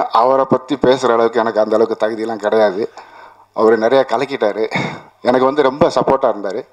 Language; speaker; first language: Tamil; native; Tamil